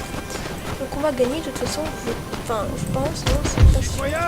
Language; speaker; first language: French; native; French